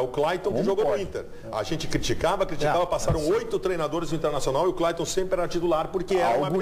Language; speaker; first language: Portuguese; native; Portuguese